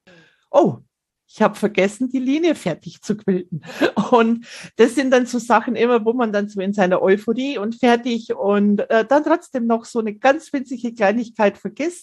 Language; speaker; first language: German; native; German